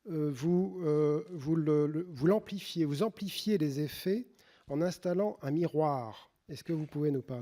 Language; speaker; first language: French; native; French